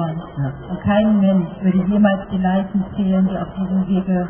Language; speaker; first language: German; native; German